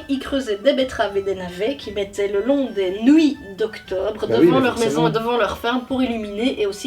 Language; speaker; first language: French; native; French